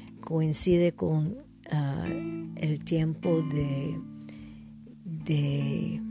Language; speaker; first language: Spanish; non-native, learner; English